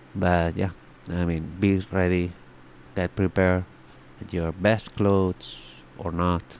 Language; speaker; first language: English; non-native, fluent; Spanish